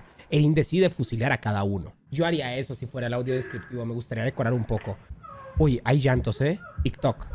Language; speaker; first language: Spanish; native; Spanish